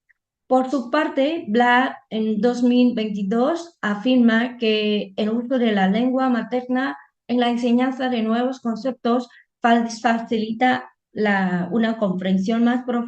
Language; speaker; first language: Spanish; non-native, fluent; Vietnamese